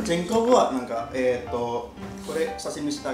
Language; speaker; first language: Japanese; non-native, learner; Indonesian